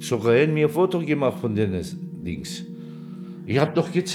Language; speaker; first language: German; non-native, learner; Turkish